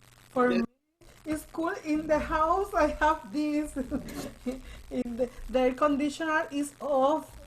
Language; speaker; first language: English; non-native, learner; Spanish